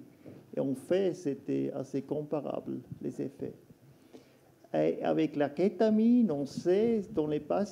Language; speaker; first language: French; non-native, local second language; German